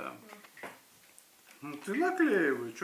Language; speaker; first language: Russian; native; Russian